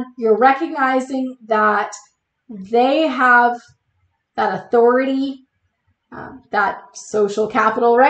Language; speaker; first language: English; native; English